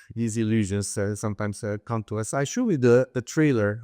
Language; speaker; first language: English; non-native, fluent; Hungarian